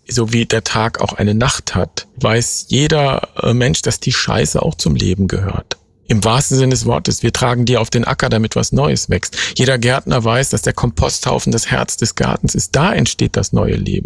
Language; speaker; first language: German; native; German